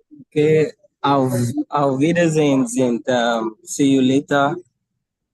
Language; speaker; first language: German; non-native, learner; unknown